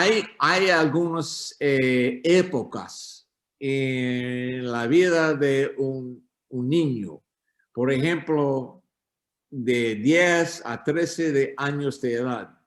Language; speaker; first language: Spanish; non-native, learner; English